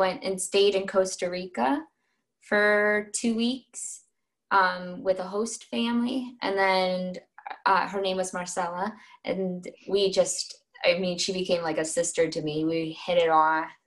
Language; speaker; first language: English; native; English